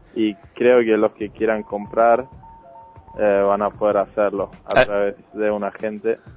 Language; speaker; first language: Spanish; non-native, fluent; Norwegian